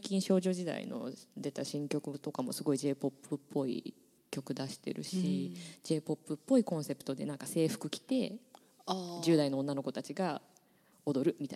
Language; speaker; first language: Japanese; native; Japanese